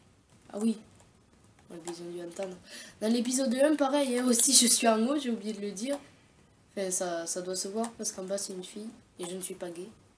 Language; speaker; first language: French; native; French